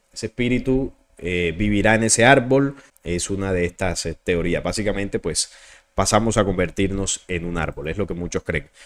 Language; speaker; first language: Spanish; native; Spanish